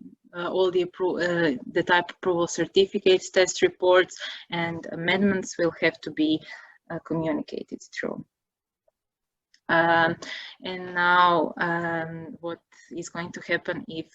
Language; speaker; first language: English; non-native, fluent; Croatian